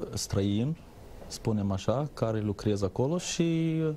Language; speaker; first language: Romanian; non-native, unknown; Arabic